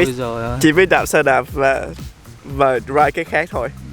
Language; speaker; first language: Vietnamese; native; Vietnamese